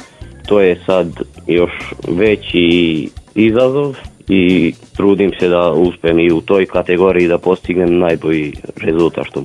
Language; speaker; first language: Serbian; non-native, local second language; Hungarian